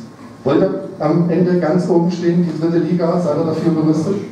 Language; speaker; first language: German; native; German